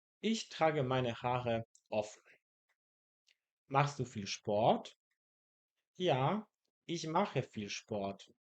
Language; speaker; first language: German; non-native, fluent; Polish